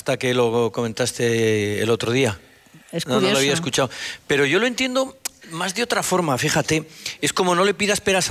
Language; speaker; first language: Spanish; native; Spanish